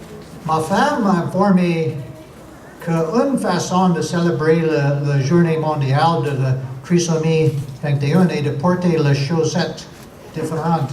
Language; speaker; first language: French; non-native, learner; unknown